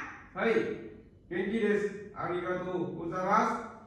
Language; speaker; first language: Japanese; non-native, learner; Vietnamese